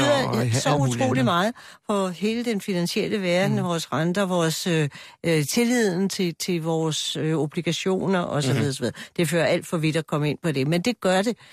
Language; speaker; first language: Danish; native; Danish